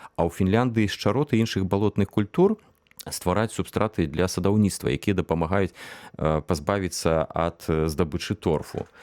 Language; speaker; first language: Belarusian; non-native, local second language; Russian